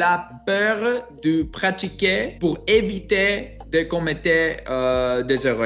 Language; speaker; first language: French; non-native, learner; Greek